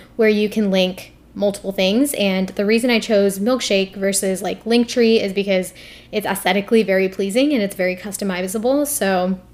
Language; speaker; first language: English; early bilingual, other home language; Hindi